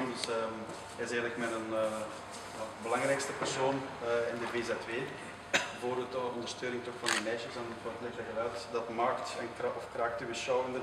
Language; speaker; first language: Dutch; native; Dutch